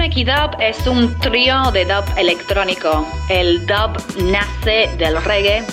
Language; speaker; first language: Spanish; non-native, fluent; English